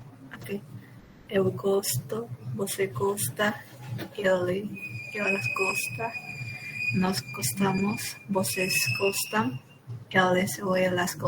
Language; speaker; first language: Portuguese; non-native, learner; Spanish